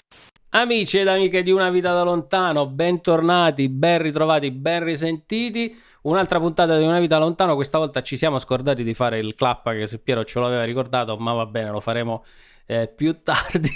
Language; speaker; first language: Italian; native; Italian